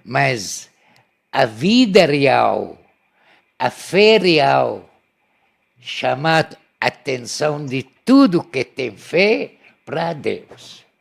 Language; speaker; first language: Portuguese; non-native, learner; Arabic